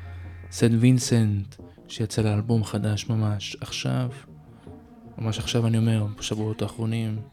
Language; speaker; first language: Hebrew; native; Hebrew